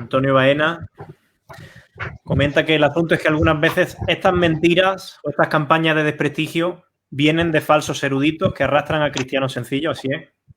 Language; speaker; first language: Spanish; native; Spanish